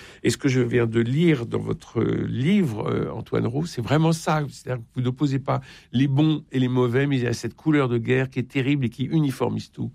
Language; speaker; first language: French; native; French